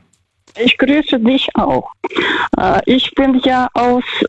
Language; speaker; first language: German; non-native, fluent; Russian